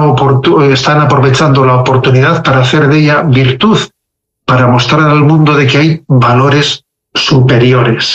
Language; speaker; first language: Spanish; native; Spanish